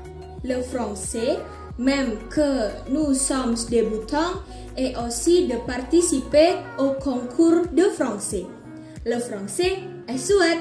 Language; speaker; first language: French; non-native, learner; Indonesian